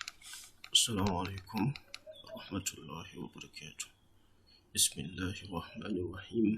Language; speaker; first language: Arabic; non-native, fluent; English